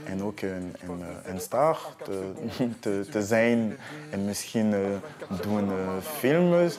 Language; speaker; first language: Dutch; non-native, learner; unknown